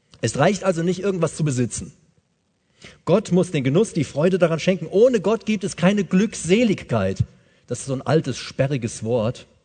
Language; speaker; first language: German; native; German